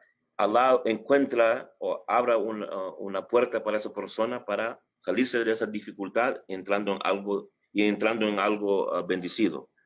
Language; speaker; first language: Spanish; early bilingual, heritage; English